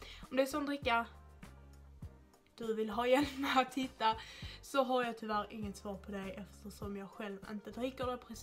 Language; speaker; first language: Swedish; native; Swedish